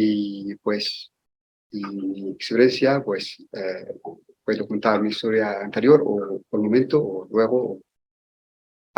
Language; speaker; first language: Spanish; non-native, learner; Arabic